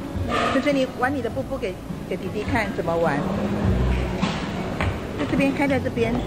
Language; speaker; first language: Chinese; native; Chinese